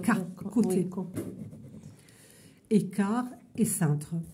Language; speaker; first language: French; native; French